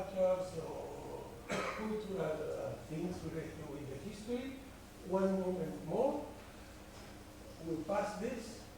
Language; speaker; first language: English; non-native, fluent; Spanish